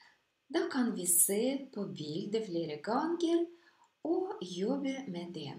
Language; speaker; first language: Norwegian; non-native, fluent; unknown